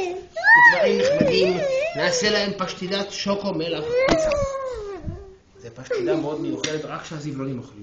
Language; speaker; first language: Hebrew; native; Hebrew